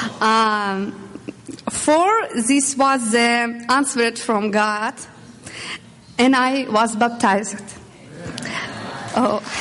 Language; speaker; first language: English; non-native, learner; Russian